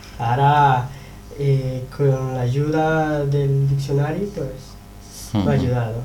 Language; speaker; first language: Catalan; non-native, learner; Spanish